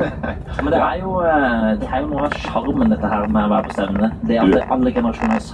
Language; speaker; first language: Norwegian; native; Norwegian